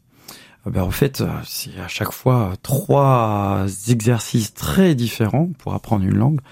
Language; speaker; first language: French; native; French